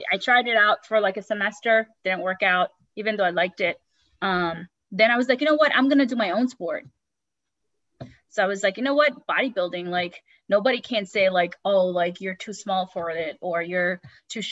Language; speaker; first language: English; non-native, local second language; Sylheti